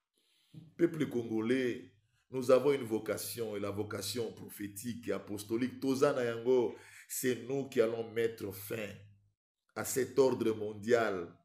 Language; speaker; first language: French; non-native, local second language; Lingala